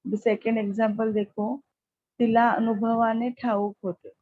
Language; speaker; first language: Hindi; non-native, local second language; Marathi